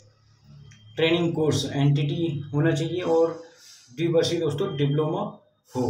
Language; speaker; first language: Hindi; native; Hindi